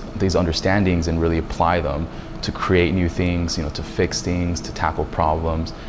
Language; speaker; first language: English; native; English